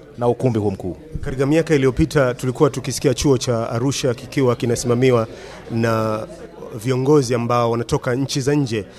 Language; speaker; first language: Swahili; native; Swahili